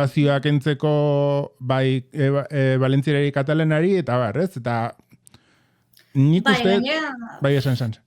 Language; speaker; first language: Basque; native; Basque